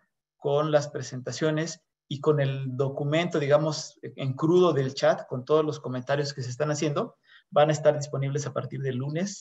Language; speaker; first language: Spanish; native; Spanish